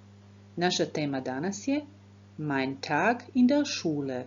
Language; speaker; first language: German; non-native, fluent; Croatian